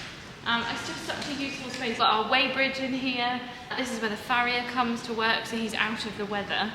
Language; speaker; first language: English; native; English